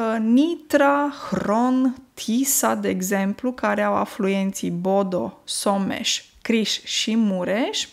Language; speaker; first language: Romanian; native; Romanian